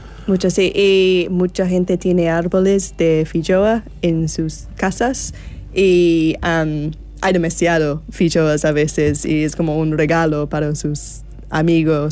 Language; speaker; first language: Spanish; non-native, learner; English